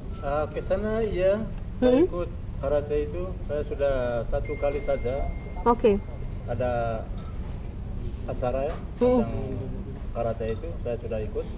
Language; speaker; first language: Indonesian; non-native, learner; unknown